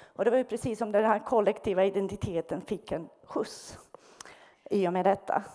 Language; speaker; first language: Swedish; non-native, fluent; Bosnian